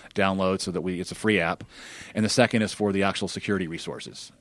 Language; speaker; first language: English; native; English